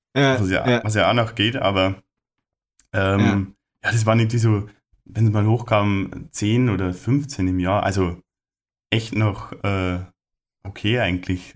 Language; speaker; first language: German; native; German